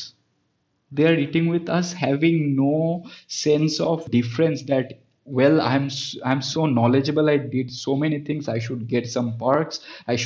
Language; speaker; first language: English; non-native, local second language; Bangla